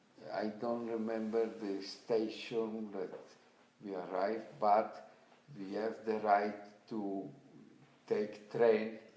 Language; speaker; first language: English; non-native, learner; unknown